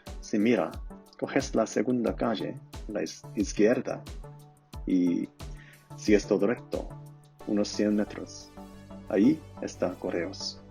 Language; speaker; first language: Spanish; non-native, learner; Korean